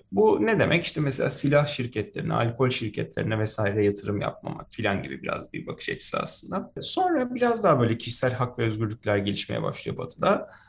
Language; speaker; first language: Turkish; native; Turkish